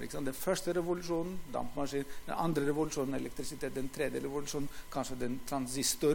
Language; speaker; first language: Norwegian; non-native, fluent; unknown